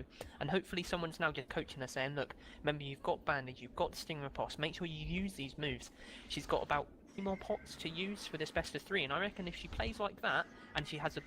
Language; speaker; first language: English; native; English